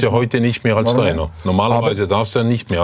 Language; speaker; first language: German; native; German